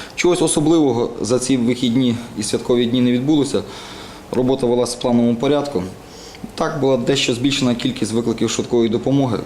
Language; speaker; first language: Ukrainian; native; Ukrainian